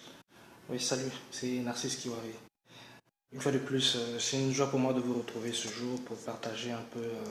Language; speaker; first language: French; non-native, local second language; Lingala